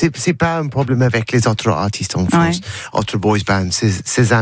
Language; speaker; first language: French; non-native, learner; English